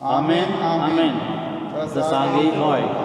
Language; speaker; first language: German; non-native, learner; Malayalam